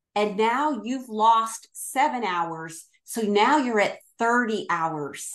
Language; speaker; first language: English; native; English